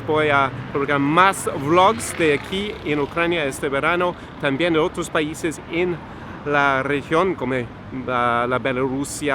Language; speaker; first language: Spanish; non-native, fluent; English